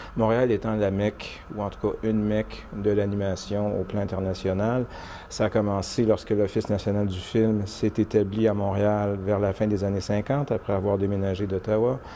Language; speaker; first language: French; native; French